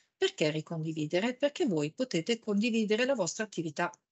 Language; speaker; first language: Italian; native; Italian